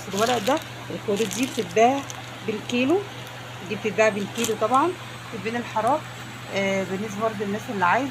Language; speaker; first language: Arabic; native; Arabic